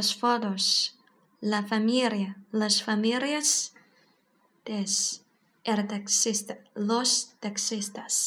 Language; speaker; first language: Spanish; non-native, learner; Chinese